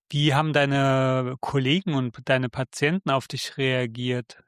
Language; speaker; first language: German; native; German